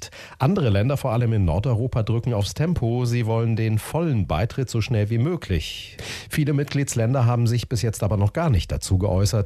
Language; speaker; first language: German; native; German